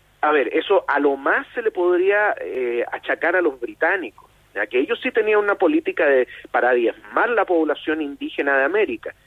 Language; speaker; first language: Spanish; native; Spanish